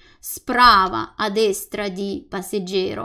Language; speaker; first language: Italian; non-native, fluent; Russian